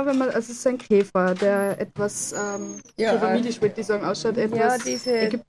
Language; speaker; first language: German; native; German